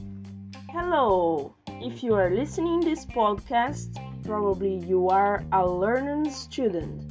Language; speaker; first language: English; non-native, learner; Portuguese